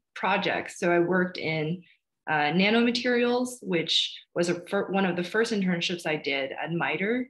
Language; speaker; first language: English; early bilingual, other home language; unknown